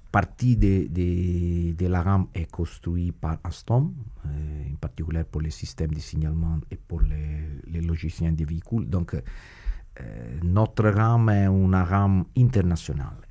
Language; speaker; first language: French; non-native, fluent; Italian